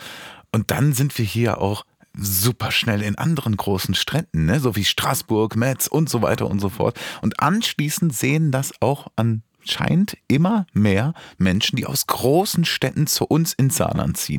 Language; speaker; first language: German; native; German